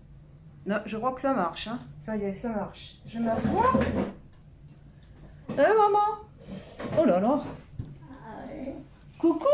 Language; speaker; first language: French; native; French